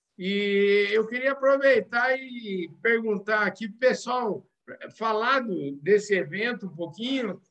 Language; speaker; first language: Portuguese; native; Portuguese